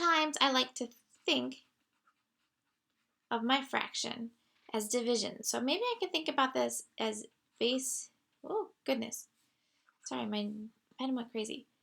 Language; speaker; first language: English; native; English